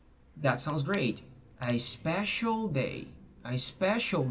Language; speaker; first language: English; non-native, fluent; Portuguese